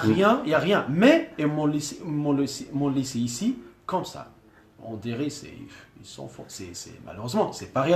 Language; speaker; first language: French; non-native, learner; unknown